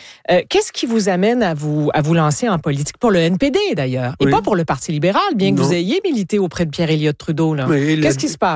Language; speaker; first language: French; native; French